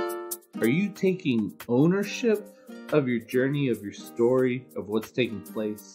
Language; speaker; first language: English; native; English